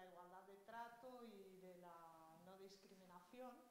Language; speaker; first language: Spanish; native; Spanish